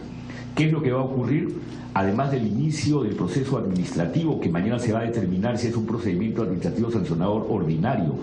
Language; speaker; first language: Spanish; native; Spanish